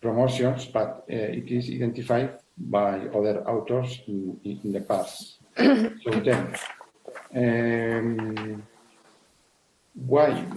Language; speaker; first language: English; non-native, learner; Spanish